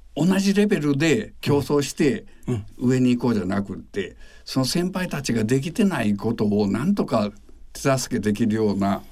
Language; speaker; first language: Japanese; native; Japanese